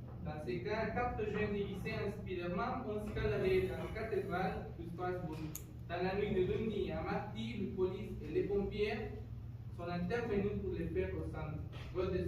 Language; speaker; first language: French; non-native, fluent; Spanish